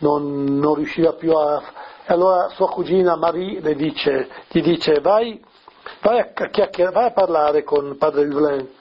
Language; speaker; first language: Italian; native; Italian